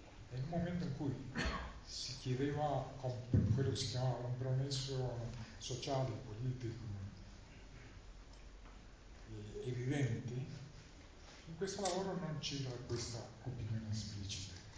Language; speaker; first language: Italian; non-native, fluent; Spanish